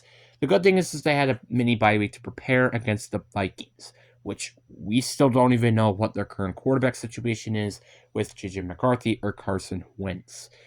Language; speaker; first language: English; native; English